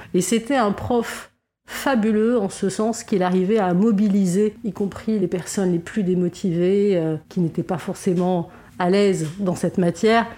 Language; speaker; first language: French; non-native, local second language; Arabic